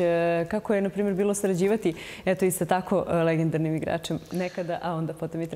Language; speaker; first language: Serbian; native; Serbian